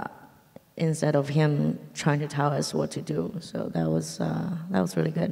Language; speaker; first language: English; early bilingual, other home language; Chinese